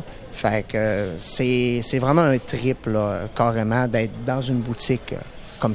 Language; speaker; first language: French; native; French